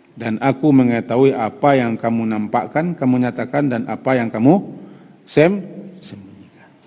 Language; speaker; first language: Malay; non-native, local second language; Minangkabau